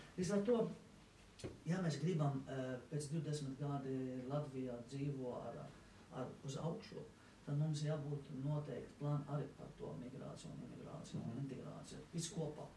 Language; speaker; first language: Latvian; non-native, fluent; Arabic